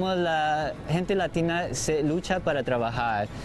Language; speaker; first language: Spanish; early bilingual, heritage; Spanish